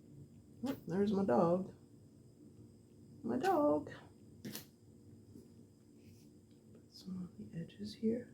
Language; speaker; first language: English; native; English